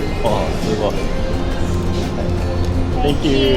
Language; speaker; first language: Japanese; native; Japanese